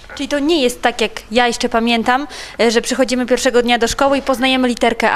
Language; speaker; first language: Polish; native; Polish